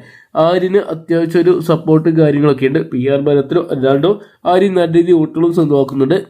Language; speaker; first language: Malayalam; native; Malayalam